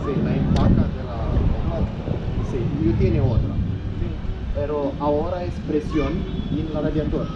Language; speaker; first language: Spanish; non-native, learner; Romanian